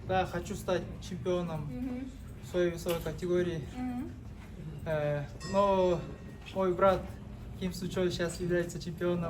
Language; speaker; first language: Russian; non-native, local second language; Kyrgyz